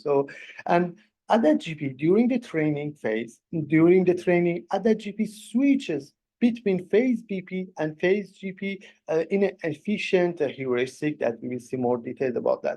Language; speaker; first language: English; non-native, fluent; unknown